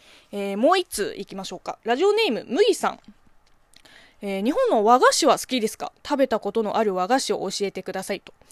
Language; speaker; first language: Japanese; non-native, fluent; Chinese